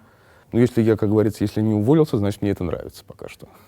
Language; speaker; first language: Russian; native; Russian